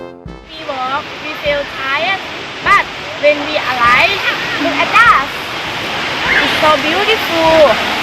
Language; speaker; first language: English; non-native, learner; Thai